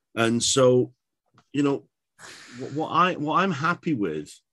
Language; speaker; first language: English; native; English